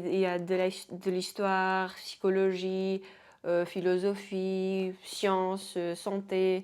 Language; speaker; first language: French; non-native, fluent; Spanish